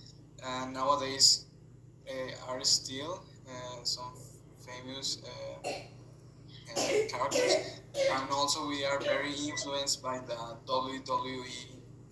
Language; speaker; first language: English; non-native, fluent; Spanish